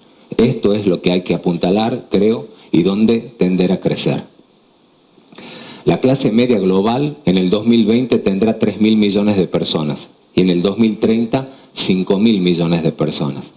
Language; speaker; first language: Spanish; native; Spanish